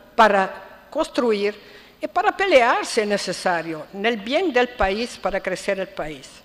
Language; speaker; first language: Spanish; non-native, fluent; Italian